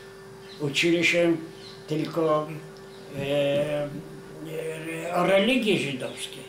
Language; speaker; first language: Polish; non-native, local second language; Yiddish